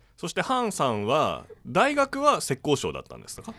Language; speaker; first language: Japanese; native; Japanese